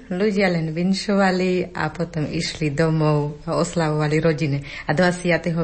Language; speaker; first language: Slovak; non-native, learner; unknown